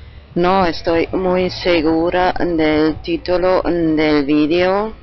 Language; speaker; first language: Spanish; non-native, fluent; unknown